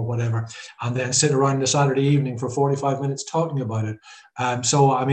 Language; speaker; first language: English; native; English